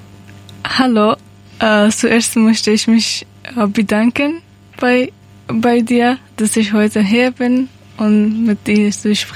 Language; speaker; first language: German; non-native, learner; Persian